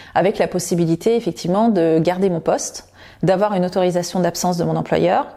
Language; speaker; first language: French; native; French